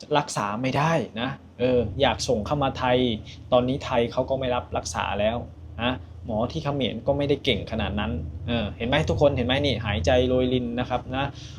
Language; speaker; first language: Thai; native; Thai